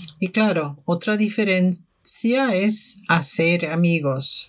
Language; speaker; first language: Spanish; non-native, fluent; Norwegian